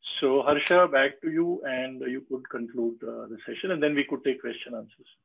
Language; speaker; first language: English; non-native, local second language; Marathi